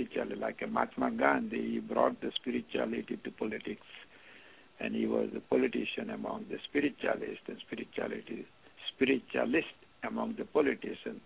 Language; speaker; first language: English; non-native, local second language; Gujarati